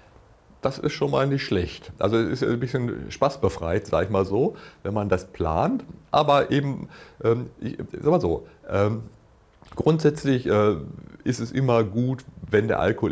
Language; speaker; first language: German; native; German